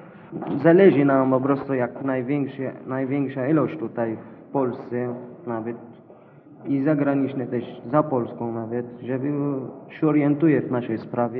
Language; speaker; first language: Polish; non-native, local second language; Arabic